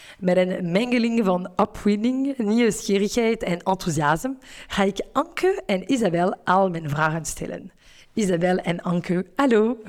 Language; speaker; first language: Dutch; non-native, fluent; French